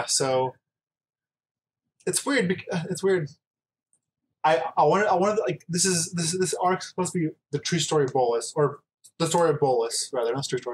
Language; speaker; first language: English; native; English